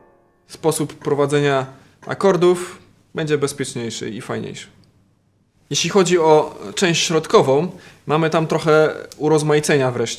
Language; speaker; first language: Polish; native; Polish